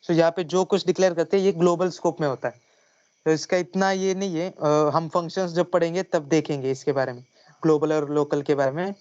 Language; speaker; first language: Hindi; non-native, local second language; Marathi